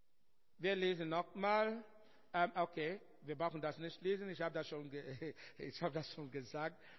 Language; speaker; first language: German; non-native, learner; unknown